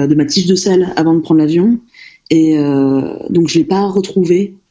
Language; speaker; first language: French; native; French